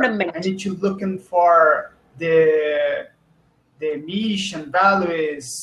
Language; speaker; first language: English; non-native, learner; Portuguese